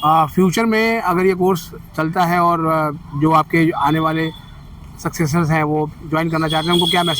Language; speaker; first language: Hindi; native; Hindi